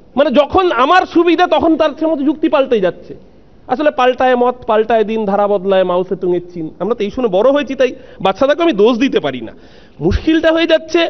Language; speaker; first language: Bangla; native; Bangla